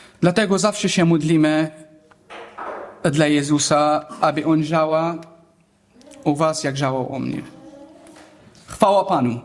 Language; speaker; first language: Polish; non-native, learner; Arabic